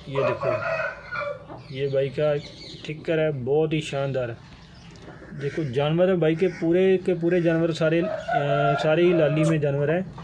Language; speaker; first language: Hindi; non-native, local second language; Punjabi